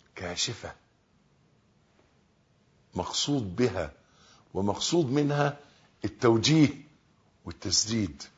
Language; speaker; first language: Arabic; native; Arabic